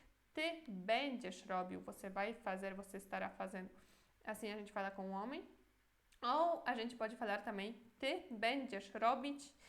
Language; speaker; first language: Portuguese; non-native, fluent; Polish